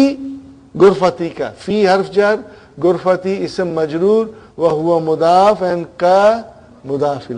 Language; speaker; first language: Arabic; non-native, fluent; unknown